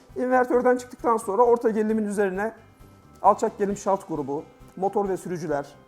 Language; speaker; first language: Turkish; native; Turkish